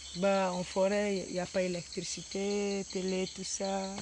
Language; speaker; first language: French; non-native, local second language; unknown